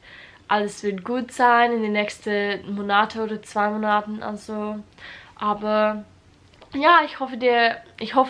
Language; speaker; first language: German; non-native, learner; English